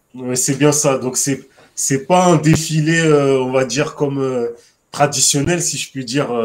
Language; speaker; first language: French; native; French